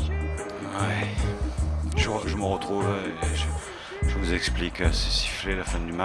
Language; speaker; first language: French; native; French